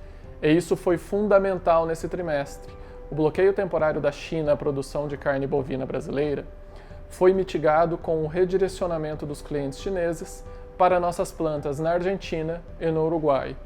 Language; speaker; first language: Portuguese; native; Portuguese